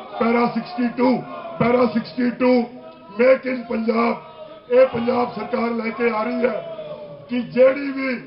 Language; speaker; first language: Punjabi; native; Punjabi